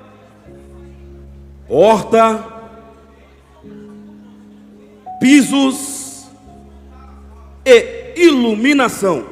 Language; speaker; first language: Portuguese; native; Portuguese